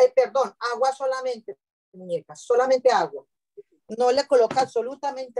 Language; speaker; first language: Spanish; native; Spanish